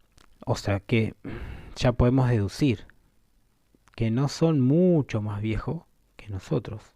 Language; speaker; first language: Spanish; native; Spanish